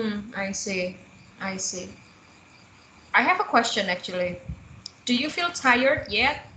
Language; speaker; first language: English; non-native, fluent; Indonesian